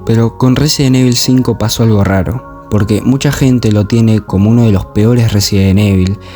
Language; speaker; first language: Spanish; native; Spanish